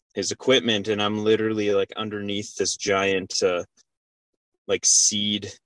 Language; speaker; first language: English; native; English